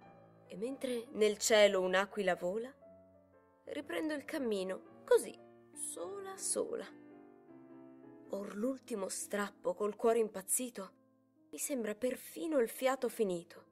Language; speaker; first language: Italian; native; Italian